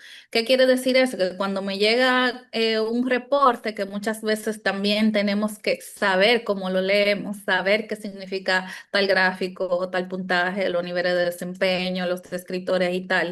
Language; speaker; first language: Spanish; native; Spanish